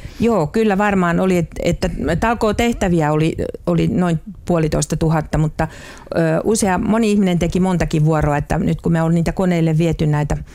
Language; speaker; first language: Finnish; native; Finnish